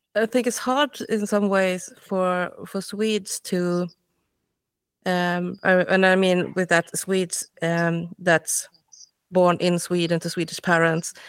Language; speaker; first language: English; non-native, fluent; Swedish